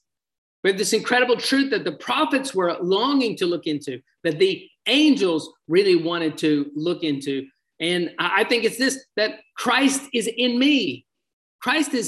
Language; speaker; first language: English; native; English